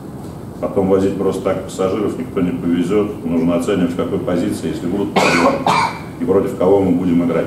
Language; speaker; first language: Russian; native; Russian